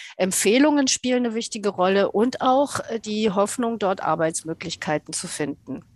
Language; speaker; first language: German; native; German